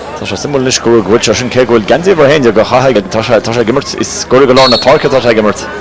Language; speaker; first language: Irish; native; Irish